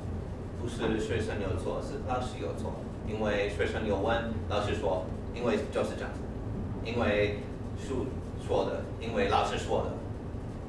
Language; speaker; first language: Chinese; non-native, fluent; English